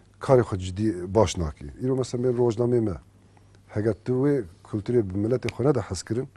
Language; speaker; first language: Kurdish; native; Kurdish